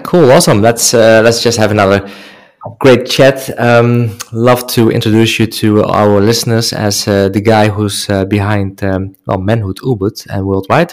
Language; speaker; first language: English; non-native, fluent; Dutch